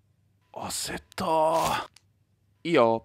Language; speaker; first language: Japanese; native; Japanese